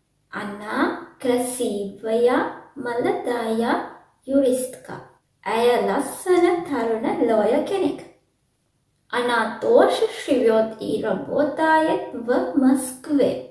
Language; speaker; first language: Russian; non-native, learner; Sinhala